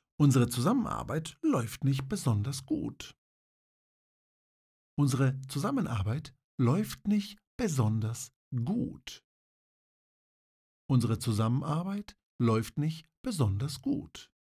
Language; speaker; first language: German; non-native, fluent; Polish